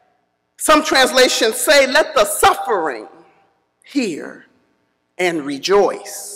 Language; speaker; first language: English; native; English